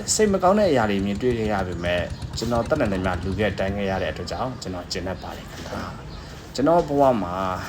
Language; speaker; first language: Burmese; non-native, local second language; Pa'o Karen